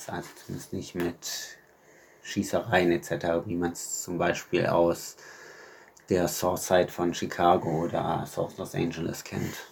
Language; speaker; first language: German; native; German